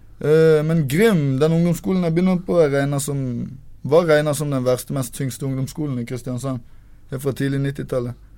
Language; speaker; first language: Norwegian; native; Norwegian